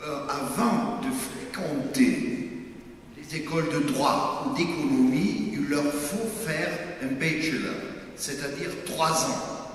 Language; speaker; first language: French; non-native, fluent; German